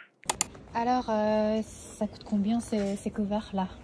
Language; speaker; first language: French; non-native, fluent; Korean